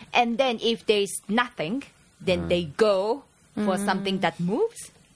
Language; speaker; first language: English; non-native, fluent; Japanese